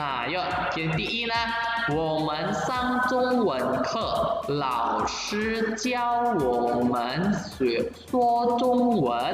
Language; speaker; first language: Chinese; non-native, fluent; Indonesian